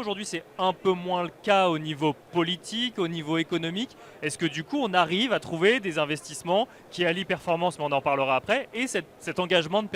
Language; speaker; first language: French; native; French